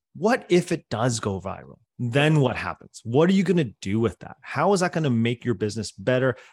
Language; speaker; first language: English; non-native, fluent; Cantonese